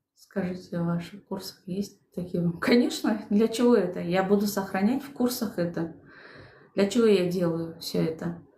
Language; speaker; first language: Russian; non-native, local second language; Kazakh